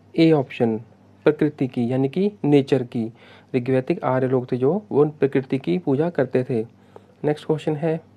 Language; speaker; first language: Hindi; non-native, local second language; Punjabi